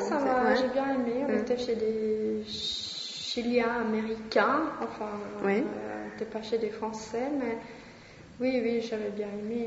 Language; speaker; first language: French; non-native, fluent; Swedish